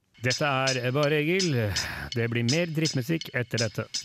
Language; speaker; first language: Norwegian; native; Norwegian